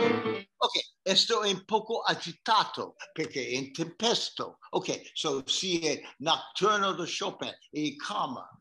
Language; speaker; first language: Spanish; non-native, learner; English